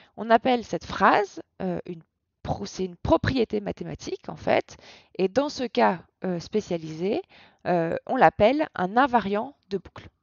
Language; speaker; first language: French; native; French